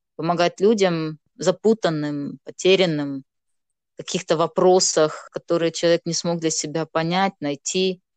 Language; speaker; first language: Russian; non-native, local second language; Gagauz